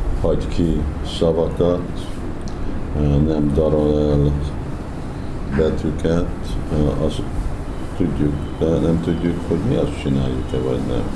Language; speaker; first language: Hungarian; early bilingual, heritage; Hungarian